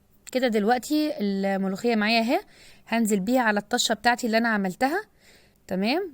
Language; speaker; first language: Arabic; native; Arabic